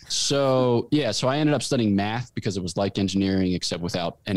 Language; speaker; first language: English; native; English